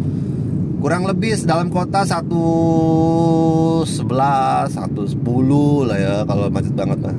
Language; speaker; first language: Indonesian; native; Indonesian